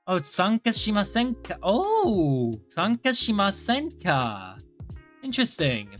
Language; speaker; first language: Japanese; non-native, learner; English